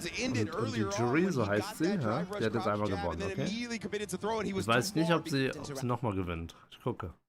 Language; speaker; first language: German; early bilingual, heritage; German